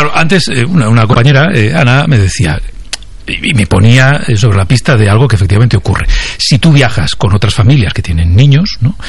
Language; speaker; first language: Spanish; native; Spanish